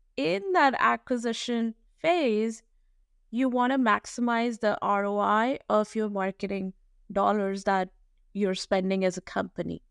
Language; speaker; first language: English; non-native, local second language; Hindi